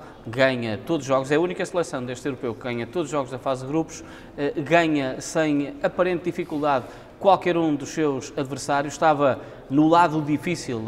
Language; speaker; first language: Portuguese; native; Portuguese